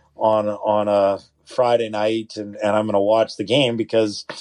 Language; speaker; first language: English; native; English